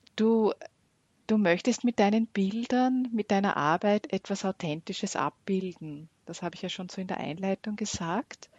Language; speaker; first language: German; native; German